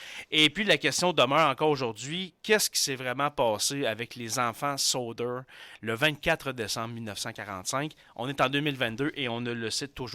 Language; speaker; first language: French; native; French